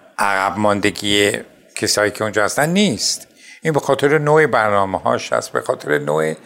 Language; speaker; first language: Persian; non-native, local second language; Azerbaijani